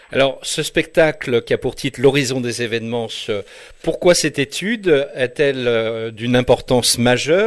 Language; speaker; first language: French; native; French